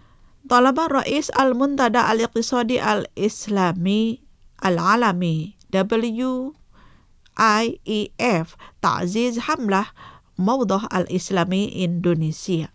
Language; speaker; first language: Arabic; non-native, fluent; Indonesian